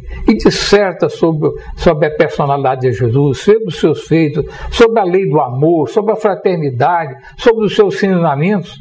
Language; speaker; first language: Portuguese; native; Portuguese